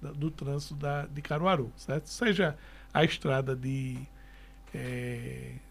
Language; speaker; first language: Portuguese; native; Portuguese